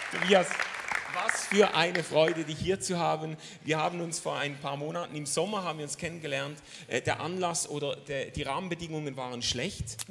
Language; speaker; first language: German; native; German